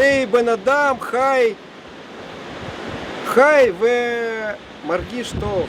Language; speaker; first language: Hebrew; non-native, fluent; Russian